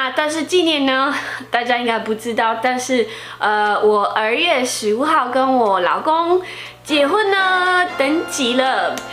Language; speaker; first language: Chinese; non-native, fluent; Portuguese